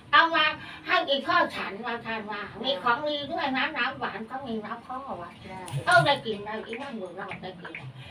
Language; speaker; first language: Thai; native; Thai